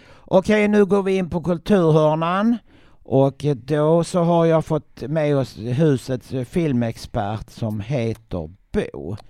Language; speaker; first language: Swedish; native; Swedish